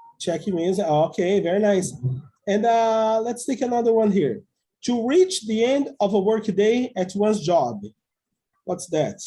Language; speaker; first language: English; non-native, fluent; Portuguese